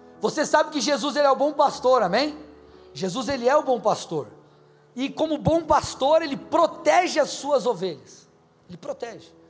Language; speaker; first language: Portuguese; native; Portuguese